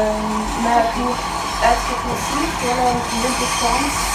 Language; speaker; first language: French; non-native, learner; Dutch